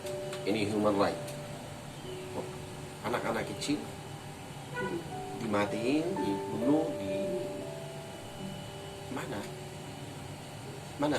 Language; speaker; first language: Indonesian; non-native, fluent; Arabic